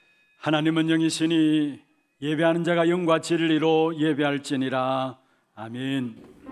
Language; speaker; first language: Korean; native; Korean